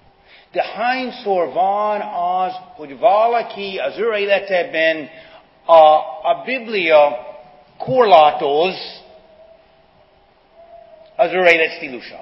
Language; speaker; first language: Hungarian; non-native, fluent; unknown